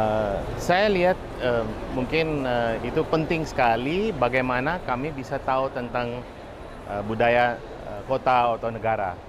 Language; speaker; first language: Indonesian; non-native, fluent; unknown